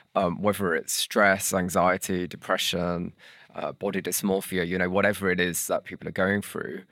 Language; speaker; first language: English; native; English